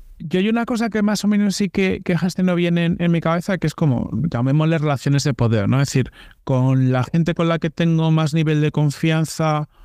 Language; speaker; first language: Spanish; native; Spanish